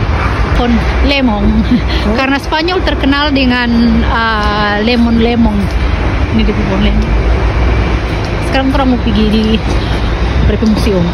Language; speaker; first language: Indonesian; non-native, local second language; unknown